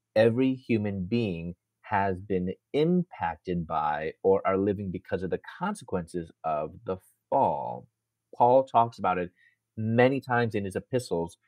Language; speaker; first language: English; native; English